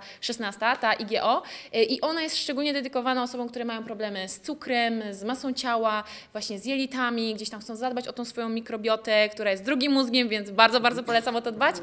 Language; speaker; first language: Polish; native; Polish